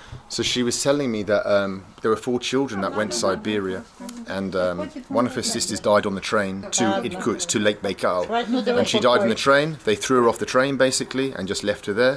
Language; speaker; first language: English; native; English